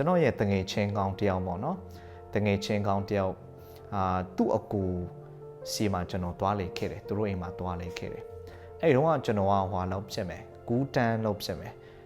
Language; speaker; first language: Burmese; non-native, local second language; Hakha Chin